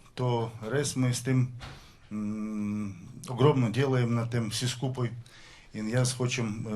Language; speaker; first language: Slovenian; non-native, learner; Russian